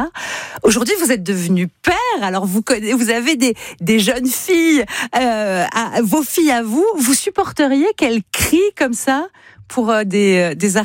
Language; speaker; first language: French; native; French